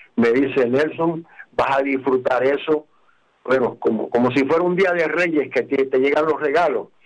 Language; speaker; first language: Spanish; native; Spanish